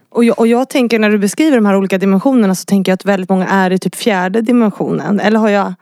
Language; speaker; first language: Swedish; native; Swedish